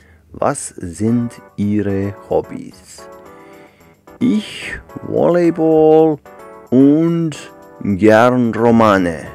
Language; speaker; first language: German; non-native, fluent; Serbian